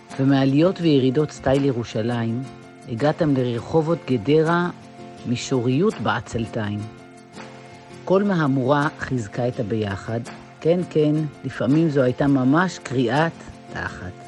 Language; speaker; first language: Hebrew; native; Hebrew